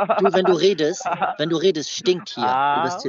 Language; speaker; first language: German; native; German